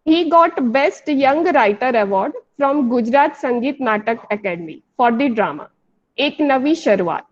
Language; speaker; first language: English; non-native, local second language; Gujarati